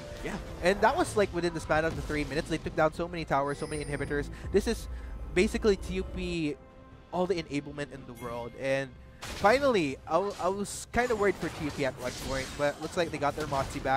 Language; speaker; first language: English; non-native, local second language; Filipino